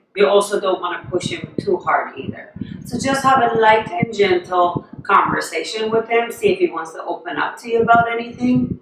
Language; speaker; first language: English; non-native, fluent; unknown